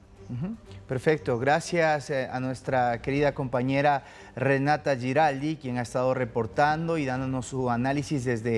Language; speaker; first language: Spanish; native; Spanish